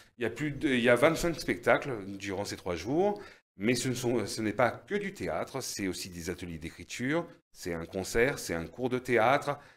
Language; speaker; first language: French; native; French